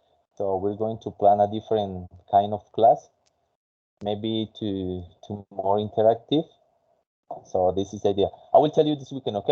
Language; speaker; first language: English; non-native, fluent; Spanish